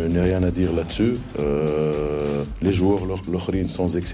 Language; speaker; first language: French; non-native, local second language; Arabic